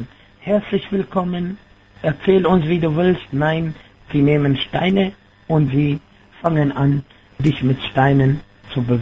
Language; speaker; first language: German; non-native, fluent; Arabic